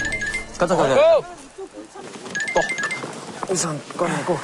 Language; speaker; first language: Korean; non-native, fluent; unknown